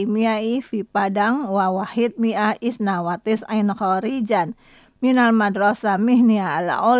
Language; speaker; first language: Arabic; non-native, fluent; Indonesian